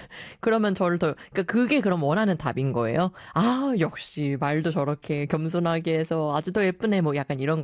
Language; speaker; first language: Korean; early bilingual, heritage; Korean